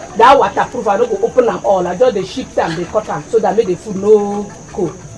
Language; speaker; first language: Nigerian Pidgin; non-native, local second language; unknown